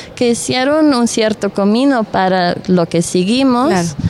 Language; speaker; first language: Spanish; non-native, fluent; Dutch